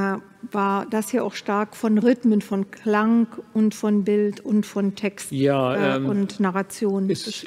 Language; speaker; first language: German; native; German